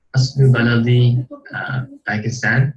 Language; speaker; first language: Arabic; non-native, learner; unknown